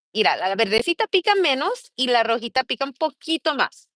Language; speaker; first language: Spanish; early bilingual, heritage; Spanish